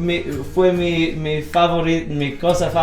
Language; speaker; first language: Spanish; non-native, learner; English